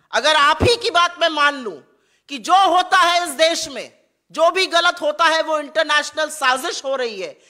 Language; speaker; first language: Hindi; native; Hindi